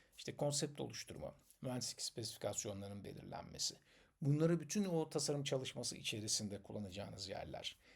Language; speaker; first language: Turkish; native; Turkish